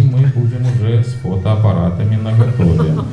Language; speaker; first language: Russian; native; Russian